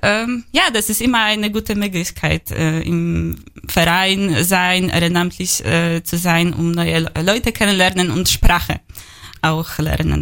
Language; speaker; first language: German; non-native, learner; Polish